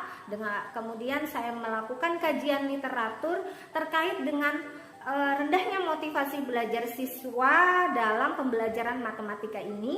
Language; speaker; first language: Indonesian; native; Indonesian